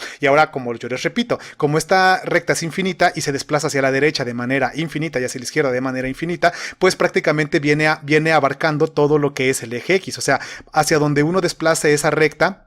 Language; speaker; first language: Spanish; native; Spanish